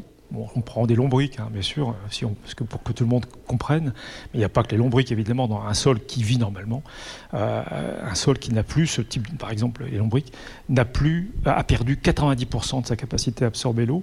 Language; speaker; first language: French; native; French